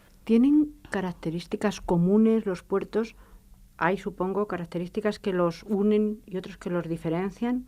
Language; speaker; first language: Spanish; native; Spanish